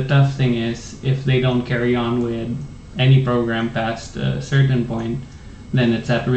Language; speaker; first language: English; non-native, local second language; Filipino